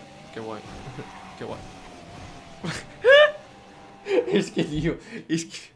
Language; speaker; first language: Spanish; native; Spanish